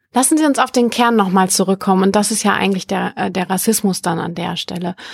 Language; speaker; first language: German; native; German